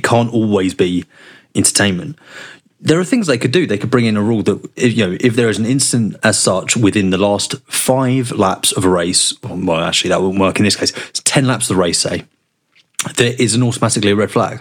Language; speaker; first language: English; native; English